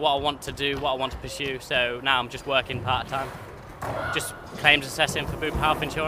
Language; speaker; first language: English; native; English